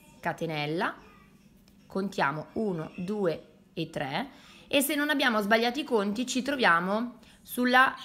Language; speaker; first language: Italian; native; Italian